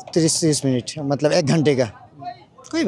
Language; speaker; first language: Hindi; non-native, fluent; Bangla